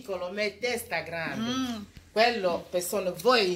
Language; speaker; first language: Italian; non-native, learner; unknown